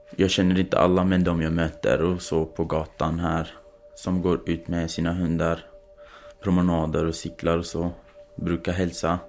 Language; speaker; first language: Swedish; non-native, fluent; Kurdish